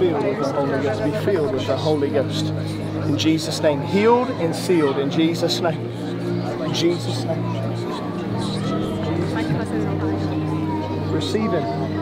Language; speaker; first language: English; native; English